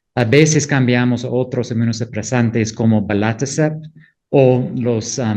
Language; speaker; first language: Spanish; non-native, fluent; English